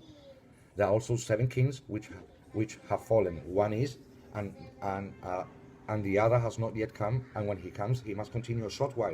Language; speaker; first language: English; non-native, fluent; Spanish